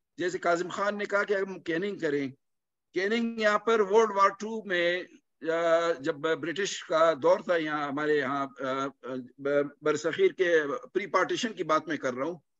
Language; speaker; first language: Urdu; non-native, local second language; Punjabi